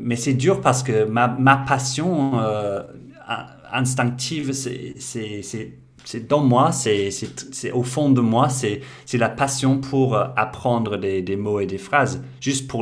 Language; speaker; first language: French; non-native, fluent; English